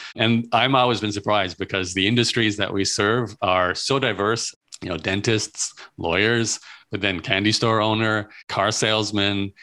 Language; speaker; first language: English; native; English